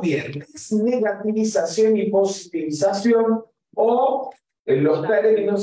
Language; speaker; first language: Spanish; native; Spanish